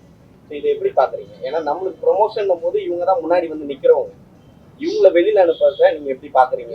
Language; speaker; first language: Tamil; native; Tamil